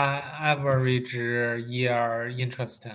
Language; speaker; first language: English; non-native, learner; Chinese